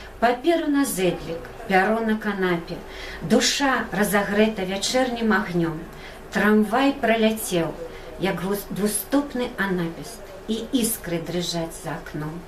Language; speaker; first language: Belarusian; native; Belarusian